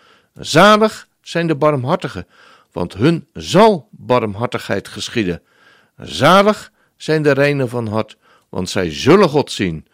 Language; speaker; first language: Dutch; native; Dutch